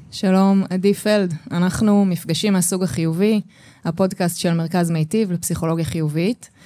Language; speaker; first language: Hebrew; native; Hebrew